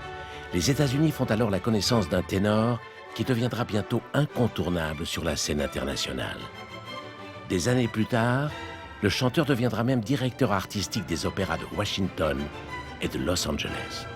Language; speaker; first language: French; native; French